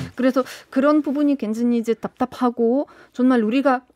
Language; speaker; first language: Korean; non-native, fluent; Ukrainian